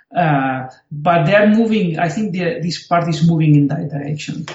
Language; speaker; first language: English; non-native, fluent; Spanish